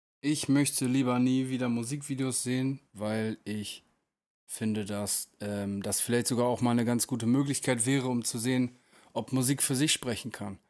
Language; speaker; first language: German; native; German